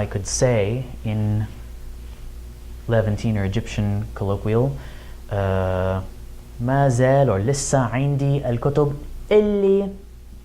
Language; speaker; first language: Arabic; non-native, fluent; English